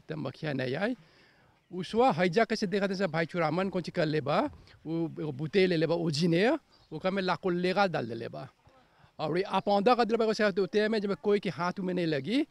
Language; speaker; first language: Bhojpuri; native; Bhojpuri